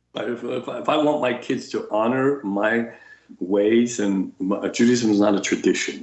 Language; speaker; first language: English; early bilingual, other home language; Russian